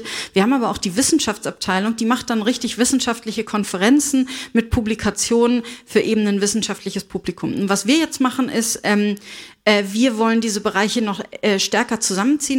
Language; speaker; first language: German; native; German